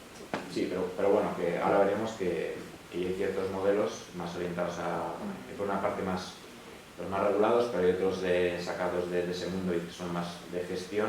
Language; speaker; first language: Spanish; native; Spanish